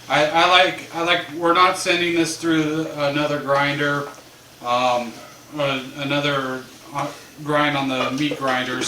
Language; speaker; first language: English; native; English